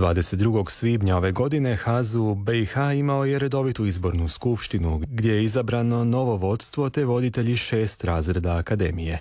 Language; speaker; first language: Serbian; native; Serbian